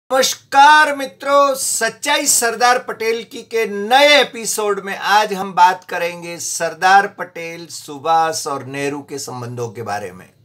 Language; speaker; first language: Hindi; non-native, local second language; Gujarati